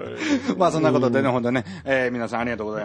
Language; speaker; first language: Japanese; native; Japanese